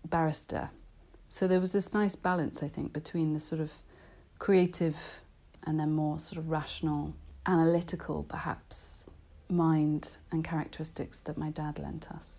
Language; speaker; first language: English; native; English